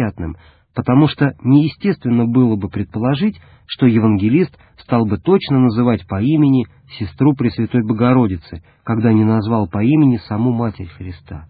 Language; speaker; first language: Russian; native; Russian